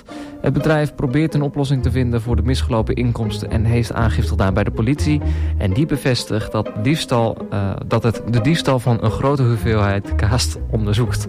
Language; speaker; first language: Dutch; native; Dutch